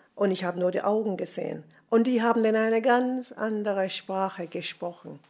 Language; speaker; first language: German; non-native, fluent; English